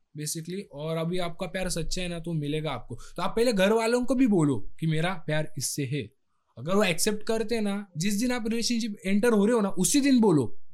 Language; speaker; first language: Hindi; non-native, local second language; Marathi